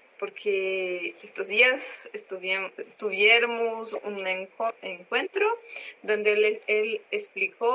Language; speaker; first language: Spanish; non-native, learner; Portuguese